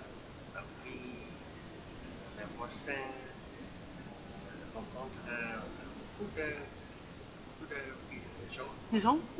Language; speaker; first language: French; non-native, learner; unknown